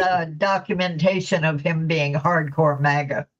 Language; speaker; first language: English; native; English